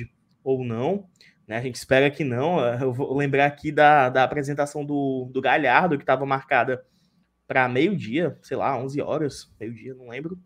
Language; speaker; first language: Portuguese; native; Portuguese